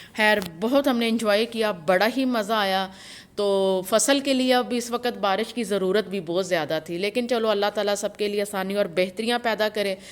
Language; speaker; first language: Urdu; non-native, local second language; Punjabi